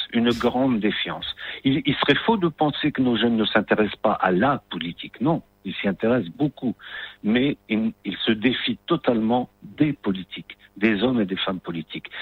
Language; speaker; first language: French; non-native, local second language; Arabic